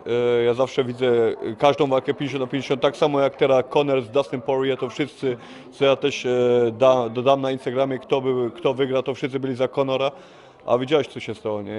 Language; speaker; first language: Polish; early bilingual, heritage; Polish